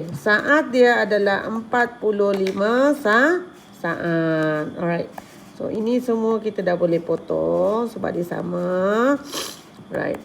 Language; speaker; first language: Malay; native; Malay